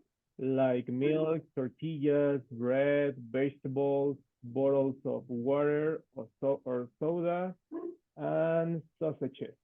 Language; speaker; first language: English; non-native, fluent; Spanish